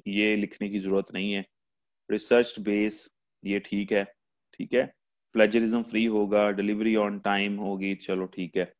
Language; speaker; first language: Urdu; non-native, local second language; Punjabi